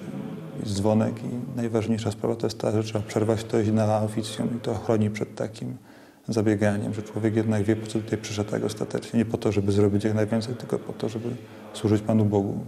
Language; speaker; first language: Polish; native; Polish